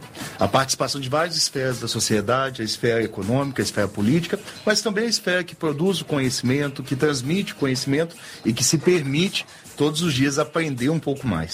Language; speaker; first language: Portuguese; native; Portuguese